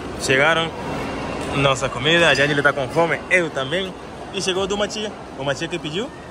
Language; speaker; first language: Portuguese; non-native, fluent; Spanish